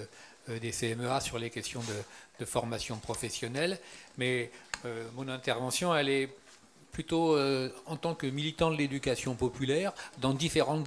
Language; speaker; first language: French; native; French